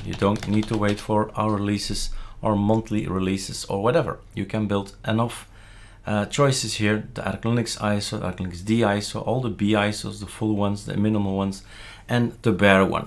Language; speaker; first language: English; non-native, fluent; Dutch